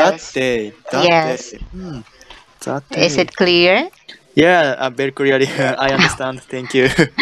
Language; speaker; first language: English; non-native, learner; Japanese